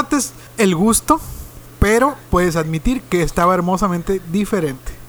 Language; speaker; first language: Spanish; native; Spanish